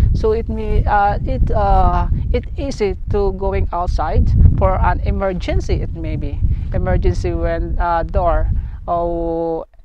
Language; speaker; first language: English; non-native, learner; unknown